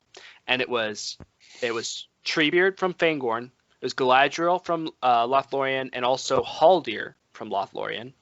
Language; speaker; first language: English; native; English